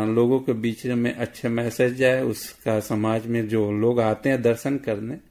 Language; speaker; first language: Hindi; native; Hindi